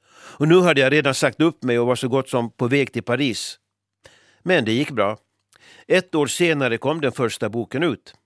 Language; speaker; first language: Swedish; native; Swedish